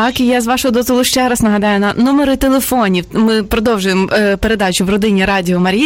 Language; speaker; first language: Ukrainian; native; Ukrainian